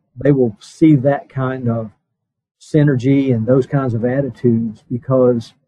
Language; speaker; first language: English; native; English